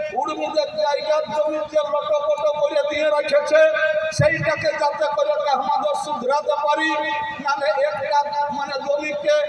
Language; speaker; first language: Bangla; non-native, local second language; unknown